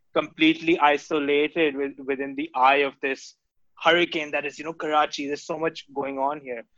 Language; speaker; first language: English; non-native, local second language; Urdu